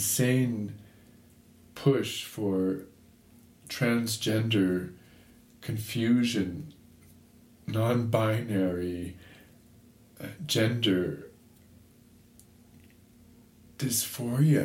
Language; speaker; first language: English; native; English